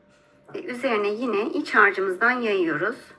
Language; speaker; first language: Turkish; native; Turkish